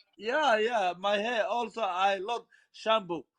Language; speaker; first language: English; non-native, local second language; Somali